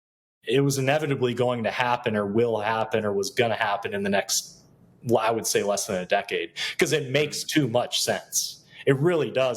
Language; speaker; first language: English; native; English